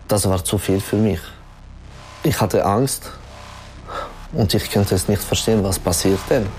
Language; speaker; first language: German; non-native, local second language; French